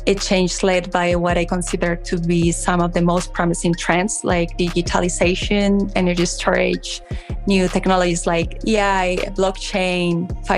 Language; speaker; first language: English; non-native, fluent; Spanish